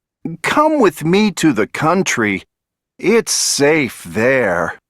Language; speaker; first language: English; non-native, learner; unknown